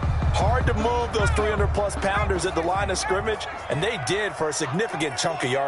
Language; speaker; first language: English; native; English